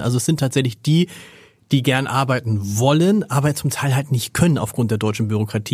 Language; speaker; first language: German; native; German